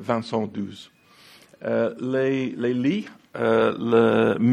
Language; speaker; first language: French; non-native, learner; English